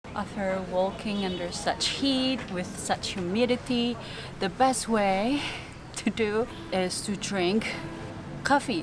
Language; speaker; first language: English; non-native, fluent; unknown